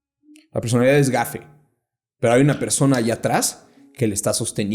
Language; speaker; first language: Spanish; native; Spanish